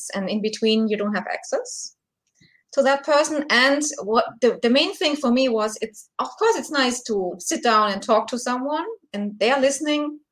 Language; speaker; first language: English; non-native, fluent; German